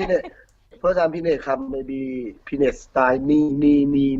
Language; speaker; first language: English; non-native, learner; Thai